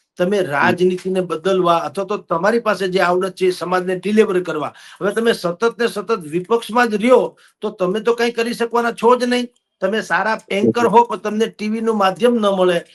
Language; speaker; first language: Gujarati; native; Gujarati